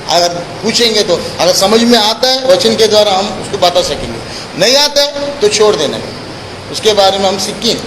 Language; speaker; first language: Hindi; non-native, local second language; Telugu